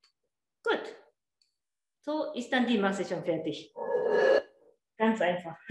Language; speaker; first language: German; non-native, learner; Japanese